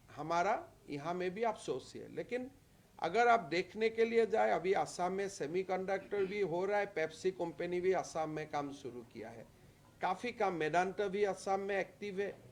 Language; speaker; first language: Hindi; non-native, local second language; Assamese